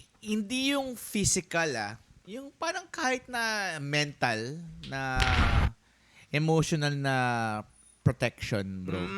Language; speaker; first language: Filipino; native; Filipino